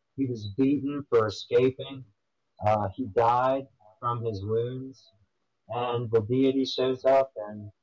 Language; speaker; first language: English; native; English